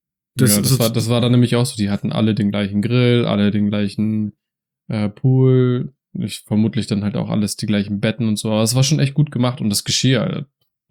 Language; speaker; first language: German; native; German